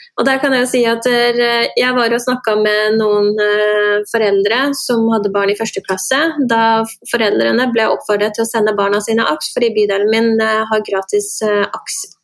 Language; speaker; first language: Norwegian; early bilingual, other home language; Persian